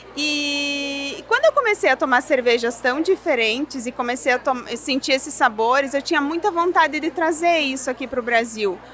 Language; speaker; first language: Portuguese; non-native, local second language; German